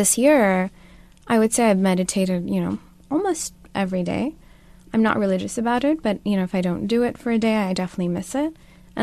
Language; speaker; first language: English; non-native, local second language; Urdu